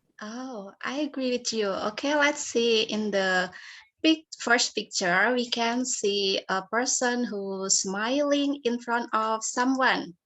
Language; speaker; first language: English; non-native, learner; Indonesian